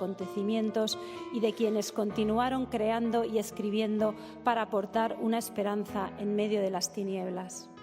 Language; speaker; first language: Spanish; native; Spanish